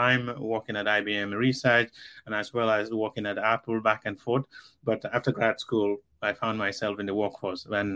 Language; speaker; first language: English; non-native, local second language; Mandingo